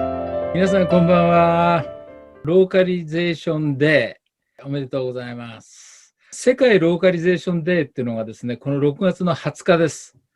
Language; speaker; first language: Japanese; native; Japanese